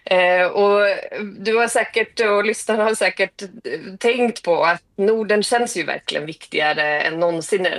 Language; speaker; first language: Swedish; native; Swedish